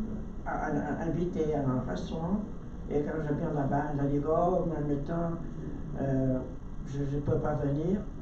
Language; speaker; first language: French; non-native, learner; Vietnamese